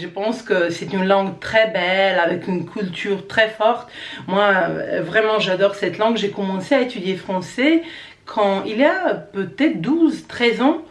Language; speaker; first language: French; non-native, fluent; Croatian